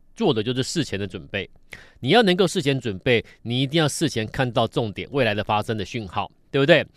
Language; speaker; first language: Chinese; native; Chinese